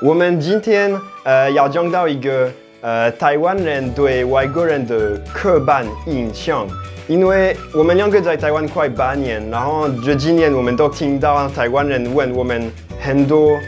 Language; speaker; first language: Chinese; non-native, fluent; French